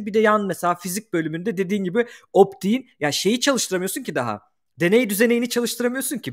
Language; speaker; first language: Turkish; native; Turkish